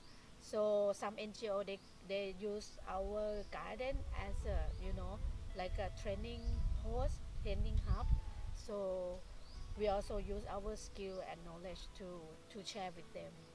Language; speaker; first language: English; non-native, fluent; Thai